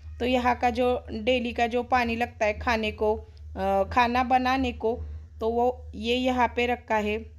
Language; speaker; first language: Hindi; non-native, local second language; Marathi